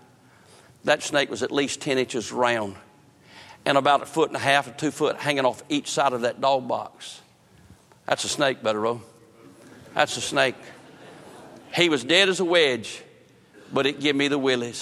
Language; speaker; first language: English; native; English